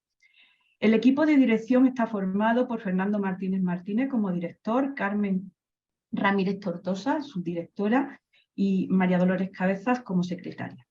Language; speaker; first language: Spanish; native; Spanish